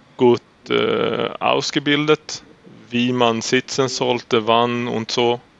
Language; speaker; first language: German; non-native, learner; Swedish